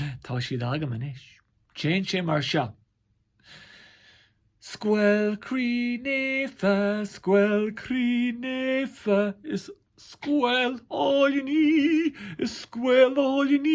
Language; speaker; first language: Irish; non-native, local second language; English